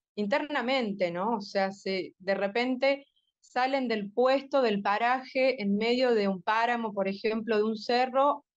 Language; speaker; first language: Spanish; native; Spanish